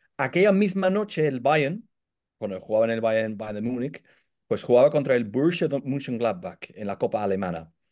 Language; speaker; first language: Spanish; non-native, fluent; English